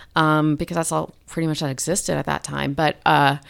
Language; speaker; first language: English; native; English